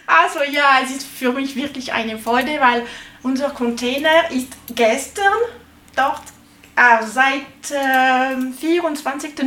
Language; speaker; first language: German; non-native, learner; French